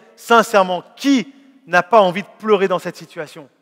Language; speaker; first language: French; native; French